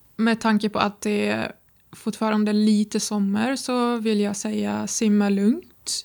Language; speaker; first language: Swedish; non-native, fluent; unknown